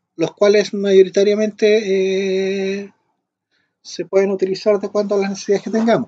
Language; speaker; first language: Spanish; native; Spanish